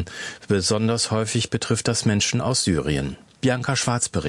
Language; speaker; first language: German; native; German